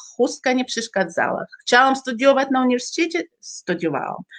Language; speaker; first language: Polish; non-native, learner; Uzbek